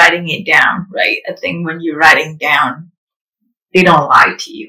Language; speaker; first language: English; non-native, fluent; Indonesian